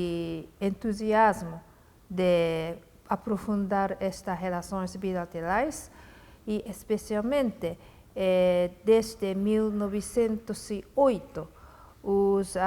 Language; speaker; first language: Portuguese; non-native, fluent; Japanese